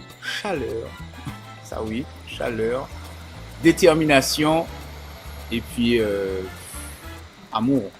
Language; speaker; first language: French; native; French